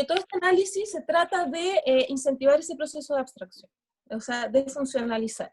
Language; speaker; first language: Spanish; native; Spanish